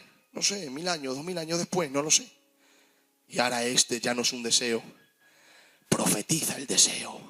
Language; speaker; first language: Spanish; native; Spanish